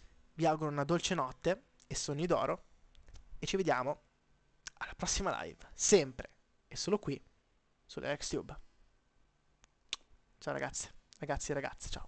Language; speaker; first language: Italian; native; Italian